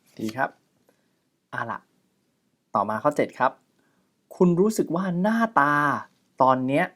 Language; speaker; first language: Thai; native; Thai